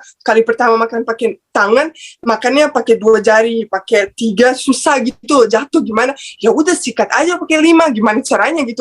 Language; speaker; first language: Indonesian; non-native, fluent; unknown